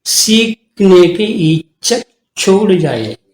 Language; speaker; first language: Hindi; non-native, local second language; Tamil